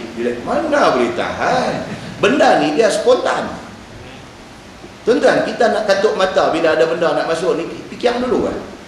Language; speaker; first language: Malay; native; Malay